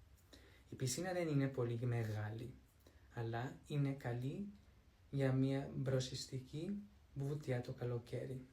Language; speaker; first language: Greek; non-native, learner; English